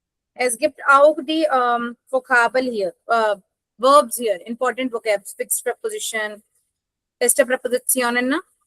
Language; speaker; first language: German; non-native, fluent; Hindi